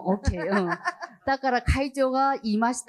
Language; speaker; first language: Japanese; non-native, learner; Chinese